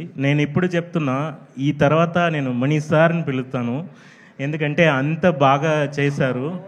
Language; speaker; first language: Telugu; non-native, fluent; Tamil